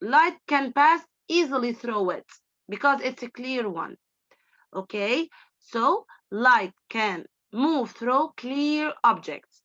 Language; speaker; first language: English; non-native, fluent; Arabic